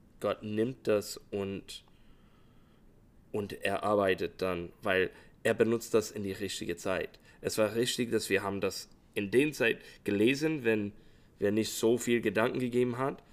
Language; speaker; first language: German; non-native, fluent; English